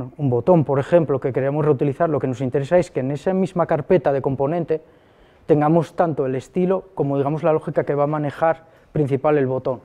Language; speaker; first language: Spanish; native; Spanish